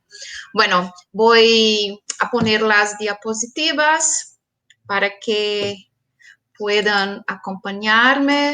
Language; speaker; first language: Spanish; non-native, fluent; Portuguese